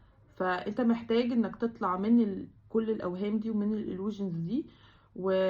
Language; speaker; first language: Arabic; native; Arabic